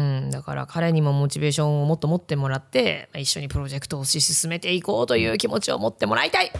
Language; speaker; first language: Japanese; native; Japanese